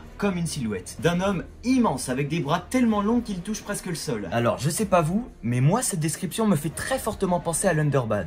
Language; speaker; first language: French; native; French